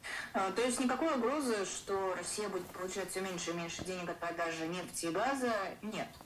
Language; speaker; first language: Russian; native; Russian